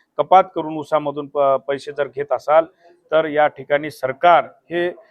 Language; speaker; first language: Marathi; native; Marathi